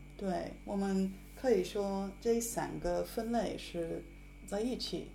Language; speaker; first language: Chinese; non-native, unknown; English